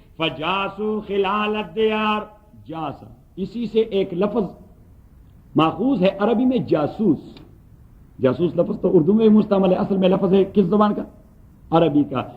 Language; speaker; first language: Urdu; non-native, local second language; Pashto